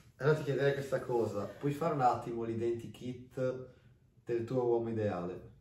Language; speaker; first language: Italian; native; Italian